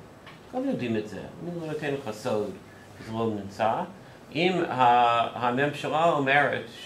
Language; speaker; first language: Hebrew; non-native, fluent; English